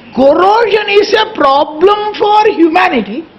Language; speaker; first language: English; non-native, local second language; Kannada